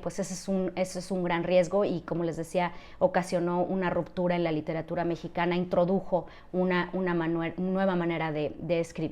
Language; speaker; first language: Spanish; native; Spanish